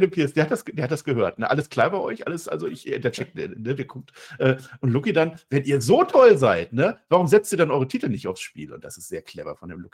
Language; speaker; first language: German; native; German